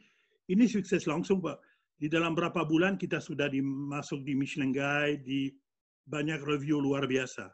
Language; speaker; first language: Indonesian; non-native, fluent; French